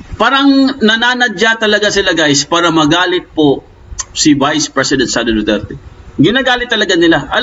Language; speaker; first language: Filipino; non-native, local second language; Cebuano